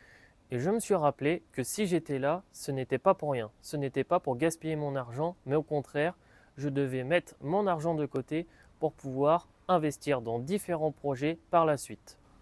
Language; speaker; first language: French; native; French